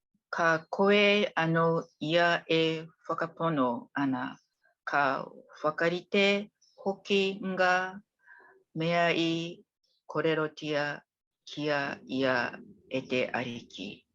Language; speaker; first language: Māori; non-native, learner; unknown